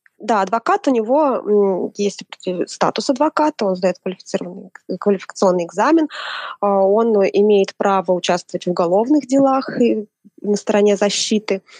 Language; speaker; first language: Russian; native; Russian